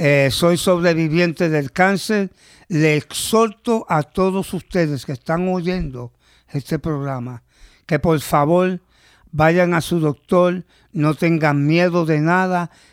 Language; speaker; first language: Spanish; early bilingual, heritage; Spanish